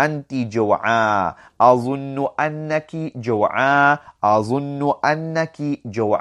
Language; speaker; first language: Arabic; non-native, fluent; English